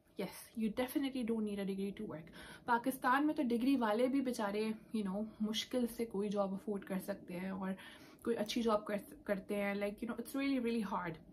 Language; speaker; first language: Urdu; native; Urdu